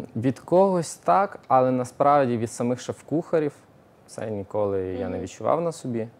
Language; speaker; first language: Ukrainian; native; Ukrainian